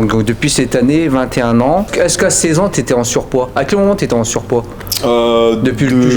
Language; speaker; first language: French; native; French